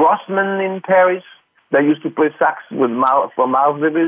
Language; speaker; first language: English; non-native, fluent; French